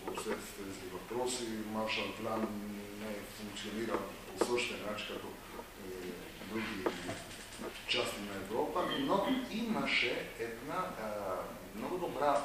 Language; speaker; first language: Bulgarian; non-native, fluent; Greek